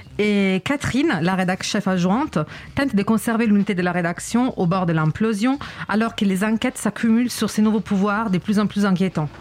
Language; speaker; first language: French; native; French